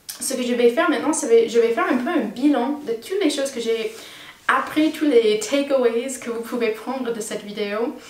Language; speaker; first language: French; non-native, fluent; English